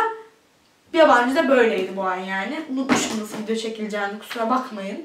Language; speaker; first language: Turkish; early bilingual, heritage; Turkish